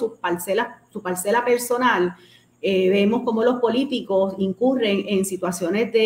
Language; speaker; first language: Spanish; native; Spanish